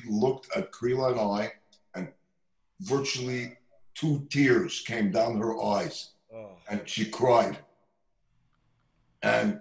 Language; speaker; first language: English; non-native, fluent; French